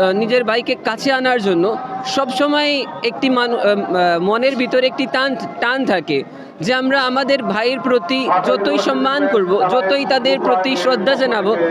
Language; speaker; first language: Bangla; non-native, fluent; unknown